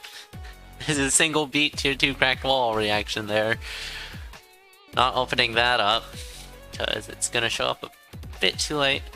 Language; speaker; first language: English; native; English